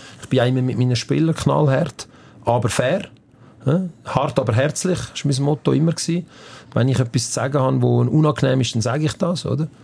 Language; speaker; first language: German; early bilingual, other home language; Italian